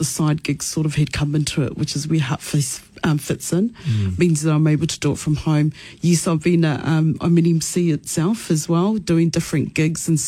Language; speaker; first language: English; native; English